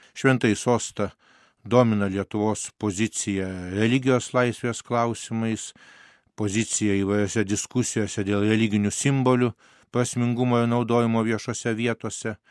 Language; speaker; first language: Lithuanian; native; Lithuanian